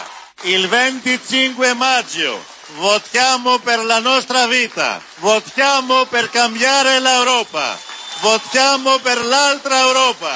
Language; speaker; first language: Italian; non-native, learner; Greek